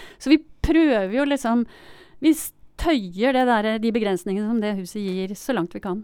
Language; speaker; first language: Norwegian; native; Norwegian